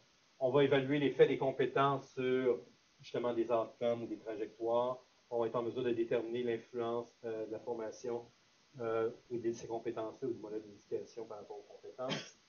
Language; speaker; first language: French; native; French